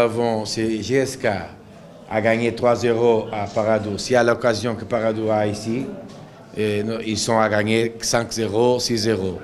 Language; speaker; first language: French; non-native, local second language; Arabic